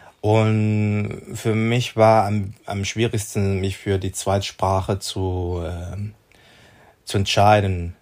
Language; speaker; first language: German; non-native, fluent; Spanish